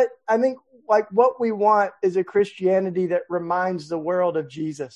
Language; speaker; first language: English; native; English